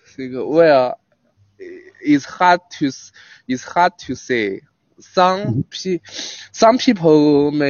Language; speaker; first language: English; non-native, learner; Chinese